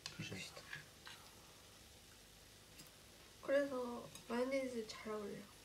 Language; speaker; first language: Korean; non-native, fluent; Japanese